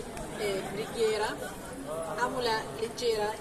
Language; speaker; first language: Italian; non-native, learner; Arabic